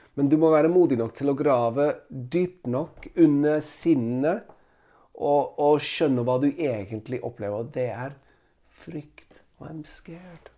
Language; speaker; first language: Norwegian; non-native, fluent; Italian